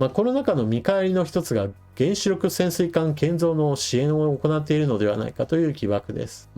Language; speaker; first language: Japanese; native; Japanese